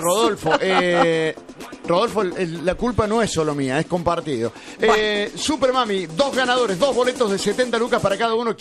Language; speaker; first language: Spanish; native; Spanish